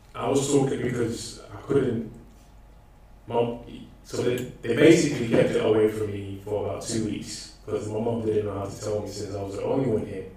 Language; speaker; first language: English; non-native, local second language; Akan